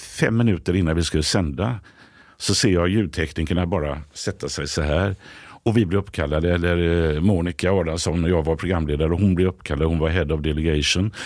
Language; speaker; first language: Swedish; native; Swedish